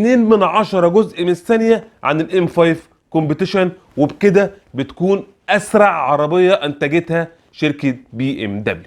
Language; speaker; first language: Arabic; native; Arabic